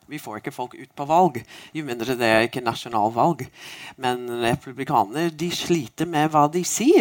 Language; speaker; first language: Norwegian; non-native, fluent; English